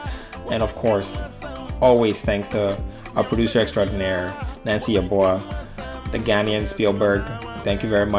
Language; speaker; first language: English; non-native, local second language; Akan